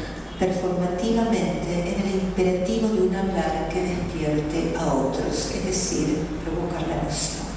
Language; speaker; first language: Spanish; native; Spanish